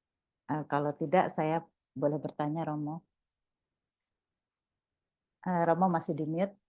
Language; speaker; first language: Indonesian; native; Indonesian